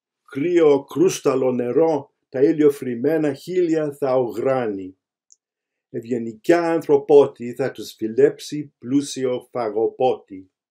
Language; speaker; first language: Greek; non-native, fluent; English